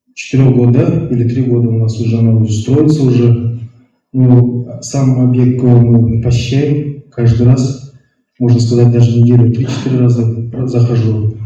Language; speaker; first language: Russian; non-native, local second language; Kazakh